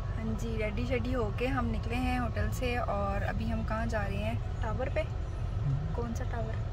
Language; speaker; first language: Urdu; non-native, local second language; Punjabi